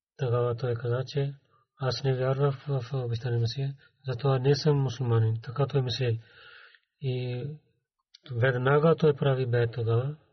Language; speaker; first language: Bulgarian; non-native, learner; Urdu